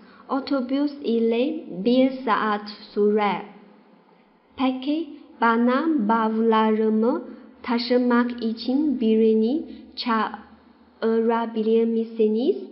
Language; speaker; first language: Turkish; non-native, fluent; Chinese